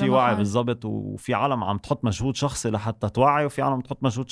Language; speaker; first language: Arabic; native; Arabic